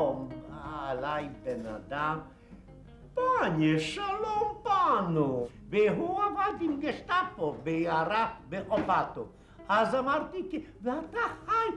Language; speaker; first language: Hebrew; non-native, fluent; Polish